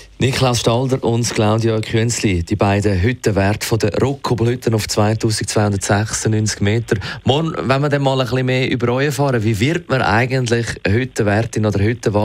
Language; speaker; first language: German; native; German